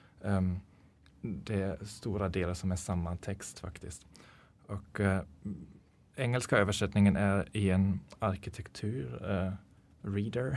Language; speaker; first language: Swedish; non-native, fluent; German